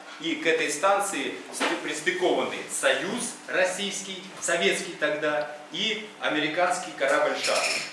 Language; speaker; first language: Russian; native; Russian